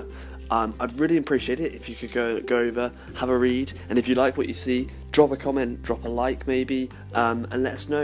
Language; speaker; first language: English; native; English